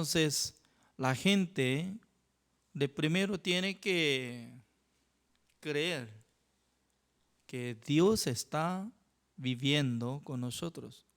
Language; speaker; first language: Spanish; non-native, learner; Korean